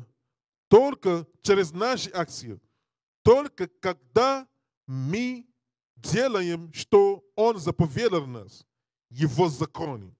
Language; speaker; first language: Russian; non-native, learner; English